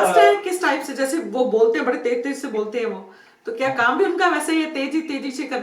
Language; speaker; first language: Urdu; non-native, local second language; Punjabi